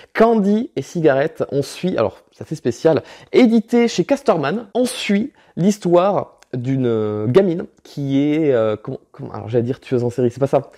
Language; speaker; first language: French; native; French